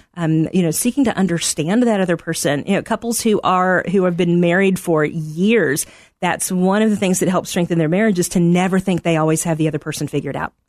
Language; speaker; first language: English; native; English